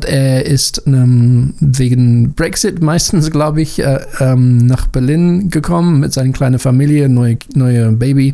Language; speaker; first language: German; non-native, learner; English